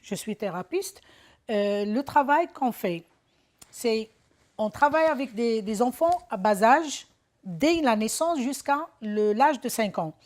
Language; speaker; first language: French; non-native, local second language; Arabic